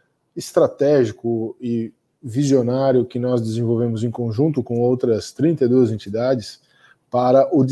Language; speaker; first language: Portuguese; native; Portuguese